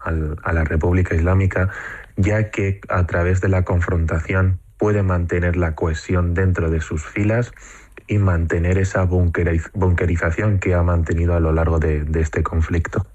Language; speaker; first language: Spanish; native; Spanish